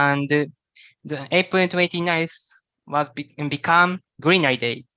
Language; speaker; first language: English; non-native, learner; Japanese